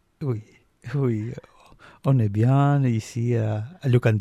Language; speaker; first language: French; non-native, learner; Spanish